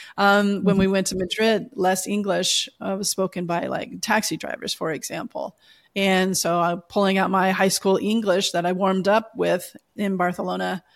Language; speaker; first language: English; native; English